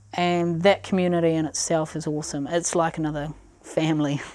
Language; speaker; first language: English; native; English